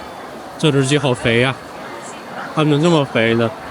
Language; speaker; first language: Chinese; native; Chinese